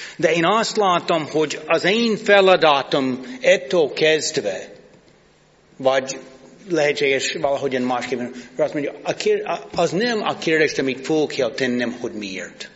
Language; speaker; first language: Hungarian; non-native, fluent; English